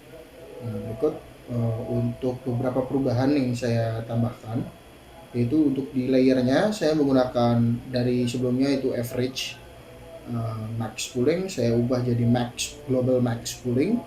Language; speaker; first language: Indonesian; native; Indonesian